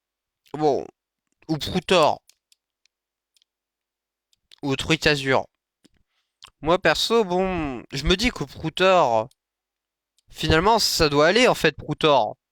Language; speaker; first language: French; native; French